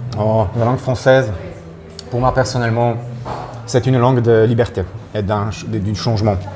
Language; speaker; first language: French; non-native, fluent; Polish